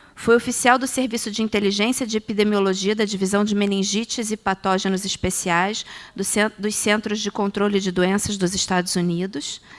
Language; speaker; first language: Portuguese; native; Portuguese